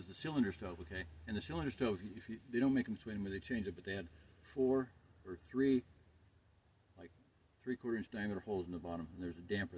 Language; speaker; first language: English; native; English